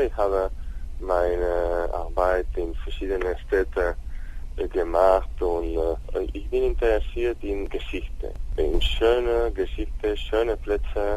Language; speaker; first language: German; non-native, learner; Spanish